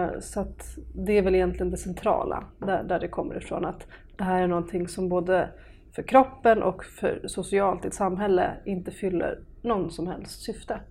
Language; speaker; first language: Swedish; early bilingual, other home language; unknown